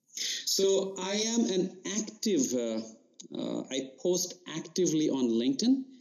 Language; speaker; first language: English; non-native, local second language; Bangla